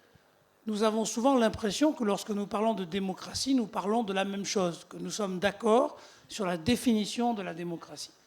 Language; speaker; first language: French; native; French